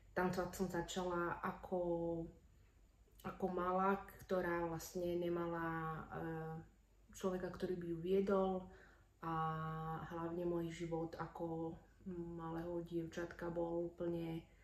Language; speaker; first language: Slovak; early bilingual, other home language; Amharic